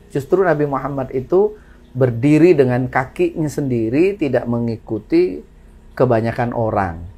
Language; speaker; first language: Indonesian; non-native, local second language; Madurese